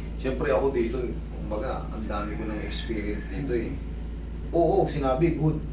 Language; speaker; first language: Filipino; native; Filipino